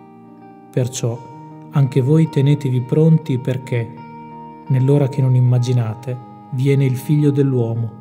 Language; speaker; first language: Italian; native; Italian